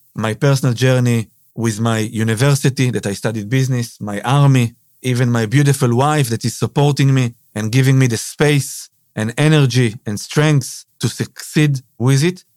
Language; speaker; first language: English; non-native, fluent; Hebrew